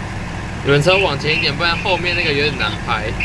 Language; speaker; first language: Chinese; native; Chinese